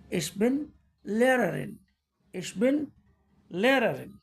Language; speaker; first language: German; non-native, learner; Bangla